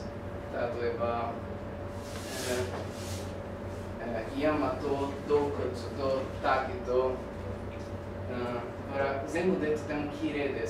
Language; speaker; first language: Japanese; non-native, learner; Portuguese